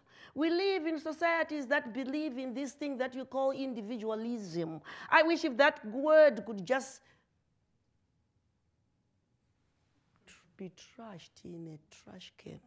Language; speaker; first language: English; non-native, local second language; Shona